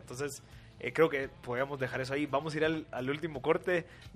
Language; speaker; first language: Spanish; native; Spanish